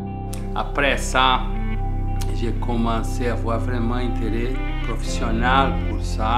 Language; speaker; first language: French; non-native, fluent; Portuguese